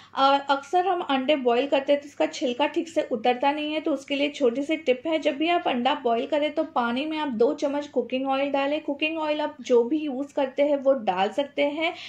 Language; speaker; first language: Hindi; non-native, local second language; Gujarati